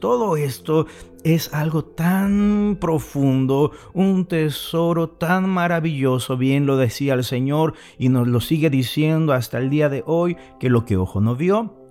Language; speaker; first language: Spanish; native; Spanish